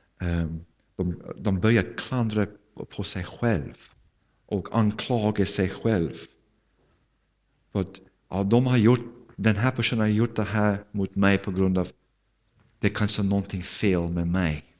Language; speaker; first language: Swedish; non-native, fluent; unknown